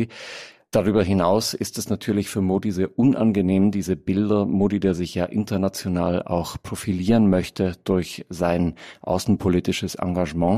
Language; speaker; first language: German; native; German